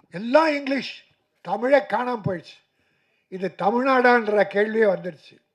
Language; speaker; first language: Tamil; native; Tamil